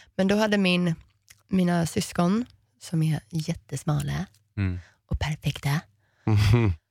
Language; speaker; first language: Swedish; early bilingual, heritage; Swedish